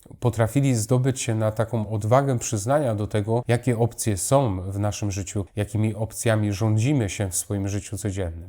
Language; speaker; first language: Polish; native; Polish